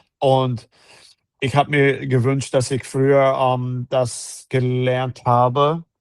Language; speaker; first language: German; non-native, fluent; English